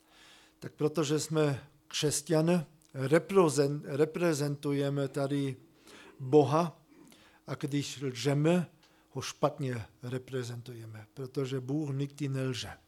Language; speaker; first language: Czech; non-native, fluent; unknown